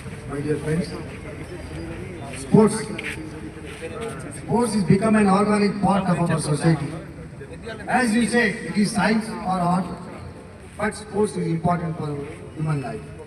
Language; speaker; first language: English; non-native, local second language; Telugu